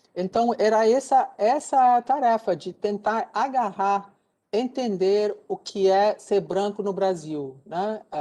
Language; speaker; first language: Portuguese; non-native, fluent; English